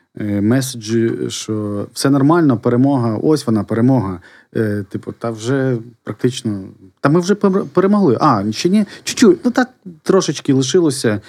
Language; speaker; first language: Ukrainian; non-native, local second language; Russian